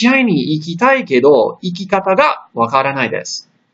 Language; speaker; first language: Japanese; non-native, fluent; English